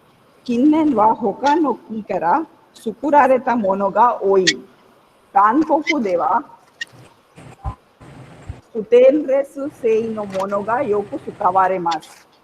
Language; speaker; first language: Japanese; non-native, fluent; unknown